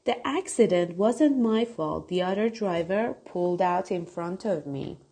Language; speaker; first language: English; non-native, fluent; Persian